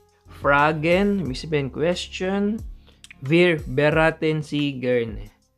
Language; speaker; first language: German; non-native, learner; Filipino